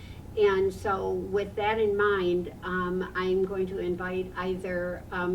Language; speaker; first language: English; native; English